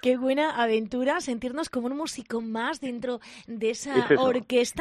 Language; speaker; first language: Spanish; native; Spanish